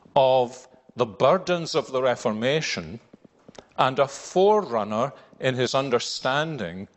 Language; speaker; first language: English; native; English